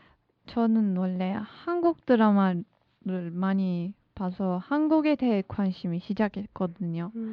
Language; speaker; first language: Korean; non-native, learner; Turkish